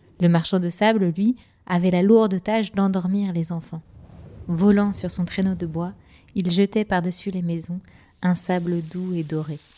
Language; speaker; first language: French; native; French